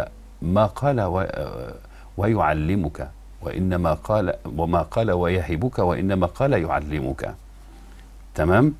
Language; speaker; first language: Arabic; native; Arabic